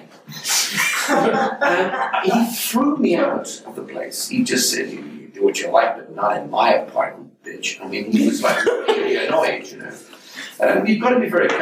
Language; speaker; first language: English; native; English